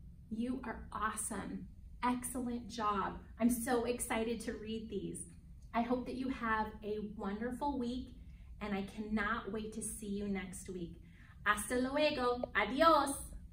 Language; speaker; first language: English; native; English